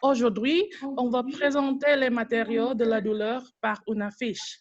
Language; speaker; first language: French; non-native, learner; Indonesian